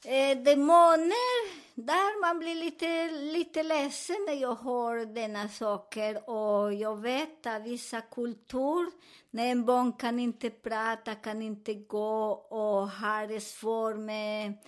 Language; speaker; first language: Swedish; non-native, fluent; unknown